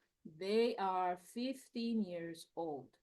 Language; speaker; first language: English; non-native, fluent; Spanish